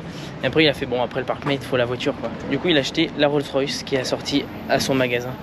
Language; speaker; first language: French; native; French